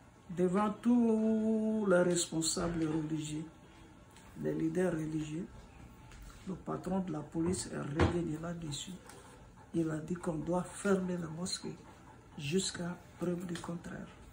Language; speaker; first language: French; non-native, local second language; Bambara